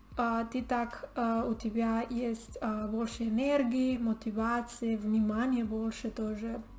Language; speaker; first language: Russian; non-native, learner; Spanish